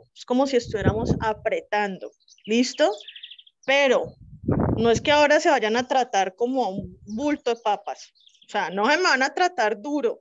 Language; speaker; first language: Spanish; native; Spanish